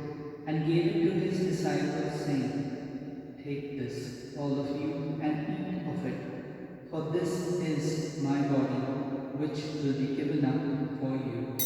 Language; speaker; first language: English; non-native, local second language; Konkani